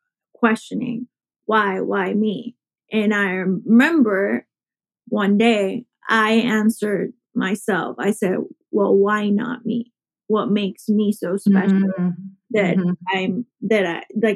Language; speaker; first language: English; early bilingual, other home language; Spanish